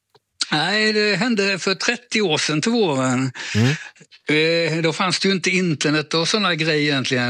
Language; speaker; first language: Swedish; native; Swedish